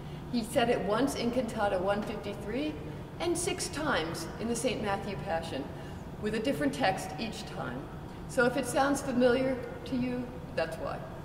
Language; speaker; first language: English; native; English